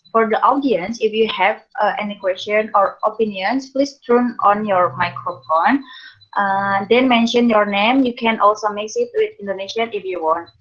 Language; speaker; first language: English; non-native, learner; Indonesian